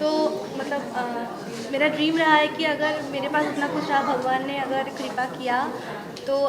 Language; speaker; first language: Hindi; non-native, local second language; Bangla